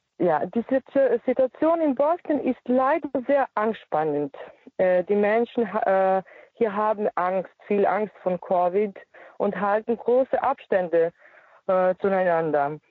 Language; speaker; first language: German; non-native, learner; Bosnian